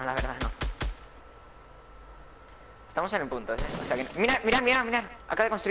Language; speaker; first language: Spanish; native; Spanish